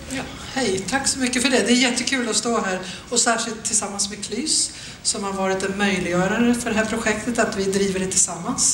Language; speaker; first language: Swedish; native; Swedish